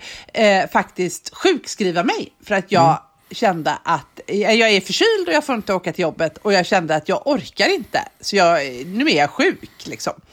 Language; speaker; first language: Swedish; native; Swedish